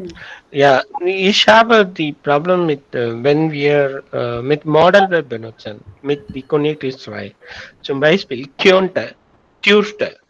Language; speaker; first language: German; non-native, learner; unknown